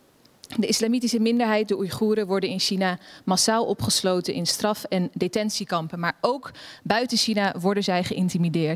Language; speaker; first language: Dutch; native; Dutch